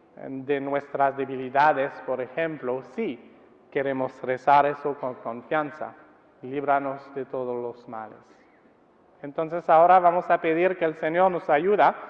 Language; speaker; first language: Spanish; non-native, fluent; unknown